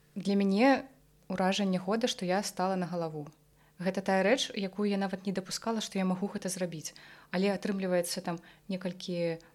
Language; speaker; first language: Belarusian; non-native, local second language; Russian